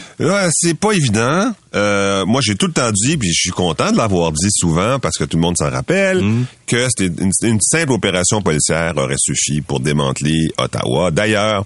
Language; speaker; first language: French; native; French